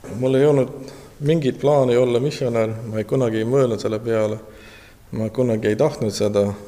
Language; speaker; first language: Estonian; non-native, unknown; English